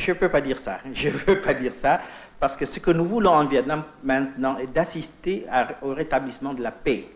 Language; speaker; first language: French; non-native, fluent; Indonesian